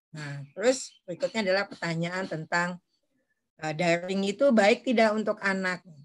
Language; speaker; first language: Indonesian; native; Indonesian